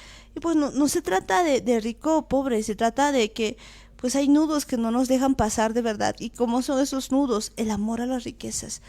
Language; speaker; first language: Spanish; native; Spanish